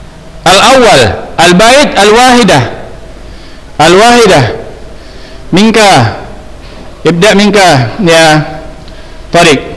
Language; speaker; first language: Arabic; non-native, fluent; Indonesian